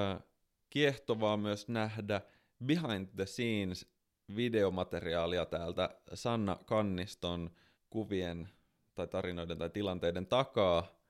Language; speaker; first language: Finnish; native; Finnish